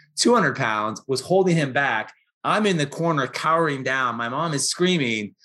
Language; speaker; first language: English; native; English